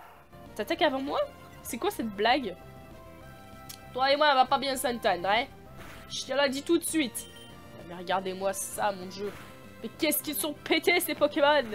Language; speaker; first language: French; native; French